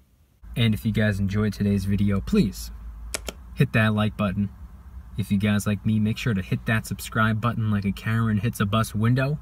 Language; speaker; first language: English; native; English